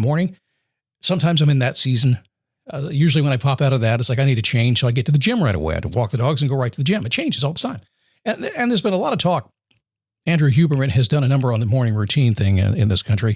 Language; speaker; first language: English; native; English